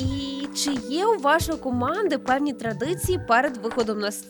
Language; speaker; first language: Ukrainian; native; Ukrainian